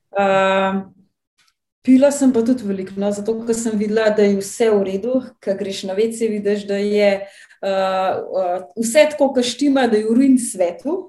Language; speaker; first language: Slovenian; native; Slovenian